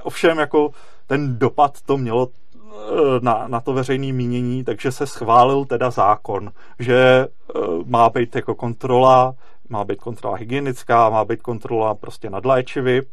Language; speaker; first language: Czech; native; Czech